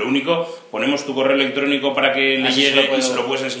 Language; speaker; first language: Spanish; native; Spanish